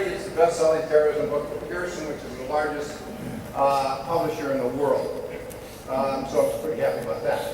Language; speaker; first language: English; native; English